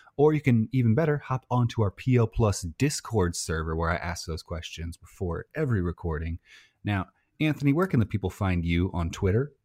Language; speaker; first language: English; native; English